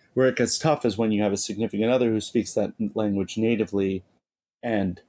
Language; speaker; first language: English; native; English